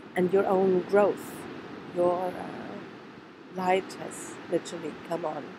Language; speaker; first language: English; non-native, fluent; German